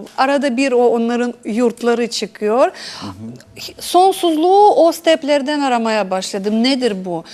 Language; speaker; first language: Turkish; non-native, fluent; Russian